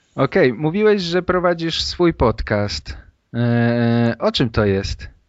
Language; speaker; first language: Polish; native; Polish